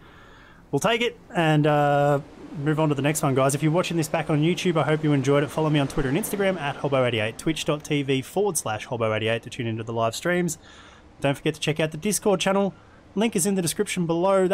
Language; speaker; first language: English; native; English